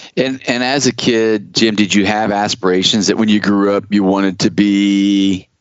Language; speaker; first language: English; native; English